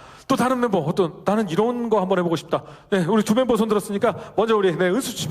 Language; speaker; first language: Korean; native; Korean